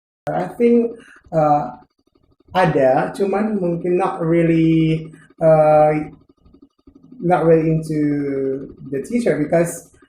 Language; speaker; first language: English; non-native, learner; Indonesian